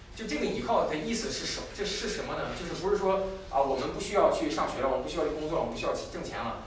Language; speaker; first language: Chinese; native; Chinese